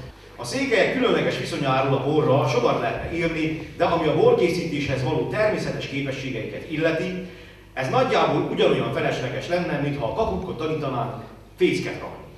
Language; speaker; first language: Hungarian; native; Hungarian